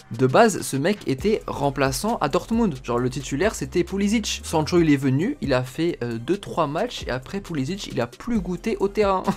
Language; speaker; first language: French; native; French